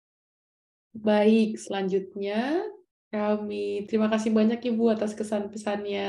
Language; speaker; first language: Indonesian; native; Indonesian